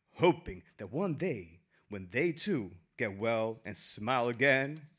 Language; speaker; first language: English; native; English